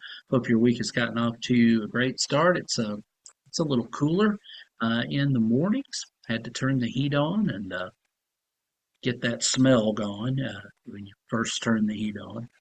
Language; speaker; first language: English; native; English